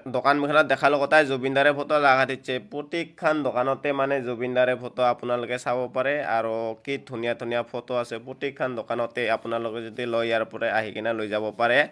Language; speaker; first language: Assamese; native; Assamese